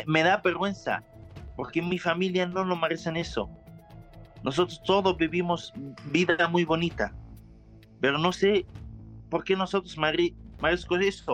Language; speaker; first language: Spanish; non-native, learner; Arabic